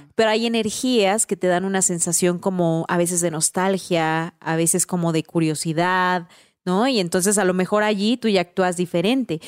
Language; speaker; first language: Spanish; native; Spanish